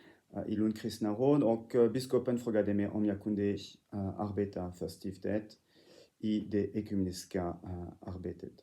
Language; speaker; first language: Swedish; non-native, fluent; French